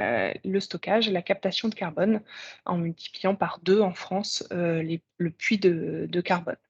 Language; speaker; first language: French; native; French